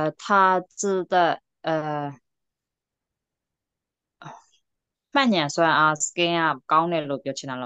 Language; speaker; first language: Chinese; non-native, learner; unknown